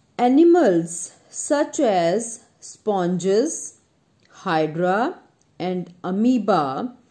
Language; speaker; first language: English; non-native, local second language; Punjabi